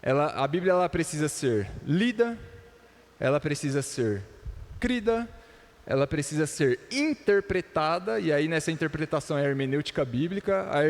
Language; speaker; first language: Portuguese; native; Portuguese